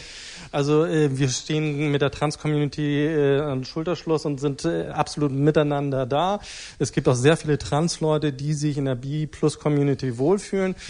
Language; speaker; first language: German; native; German